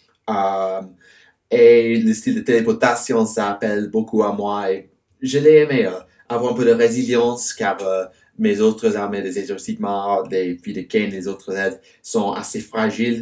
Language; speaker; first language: French; non-native, fluent; English